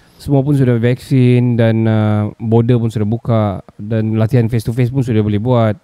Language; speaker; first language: Malay; native; Malay